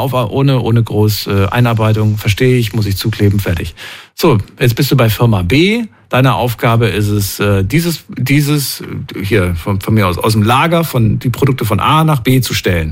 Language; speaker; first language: German; native; German